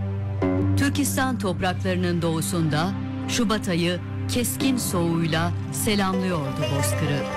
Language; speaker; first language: Turkish; native; Turkish